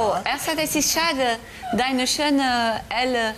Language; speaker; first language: German; non-native, learner; French